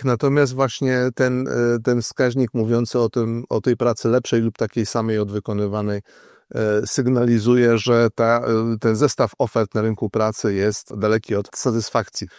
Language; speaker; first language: Polish; native; Polish